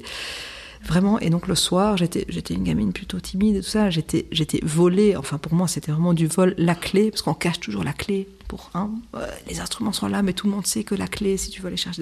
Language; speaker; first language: French; native; French